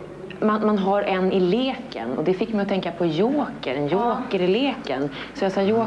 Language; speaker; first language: Swedish; native; Swedish